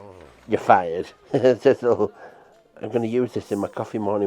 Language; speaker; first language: English; native; English